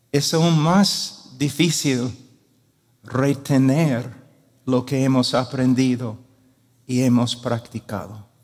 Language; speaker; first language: Spanish; non-native, fluent; English